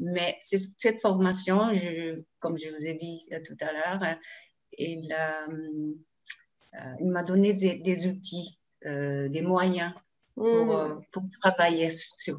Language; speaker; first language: French; non-native, learner; Japanese